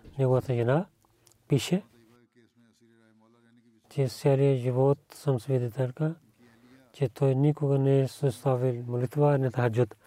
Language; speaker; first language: Bulgarian; non-native, learner; Urdu